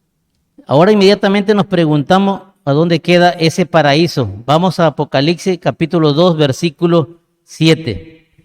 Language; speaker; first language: Spanish; native; Spanish